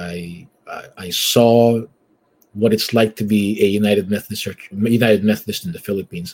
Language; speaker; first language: English; non-native, local second language; Filipino